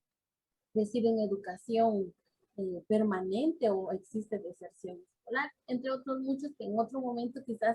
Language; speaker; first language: Spanish; native; Spanish